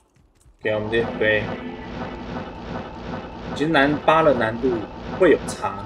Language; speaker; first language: Chinese; native; Chinese